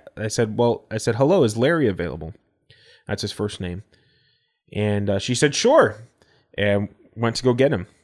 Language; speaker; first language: English; native; English